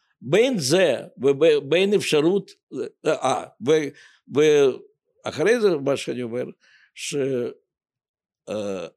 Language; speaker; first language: Hebrew; non-native, fluent; Russian